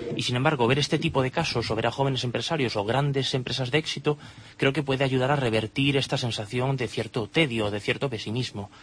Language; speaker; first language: Spanish; native; Spanish